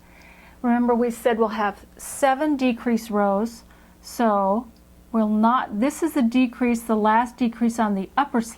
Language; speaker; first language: English; native; English